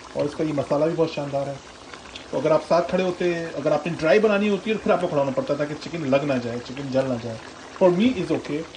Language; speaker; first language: Urdu; non-native, local second language; Punjabi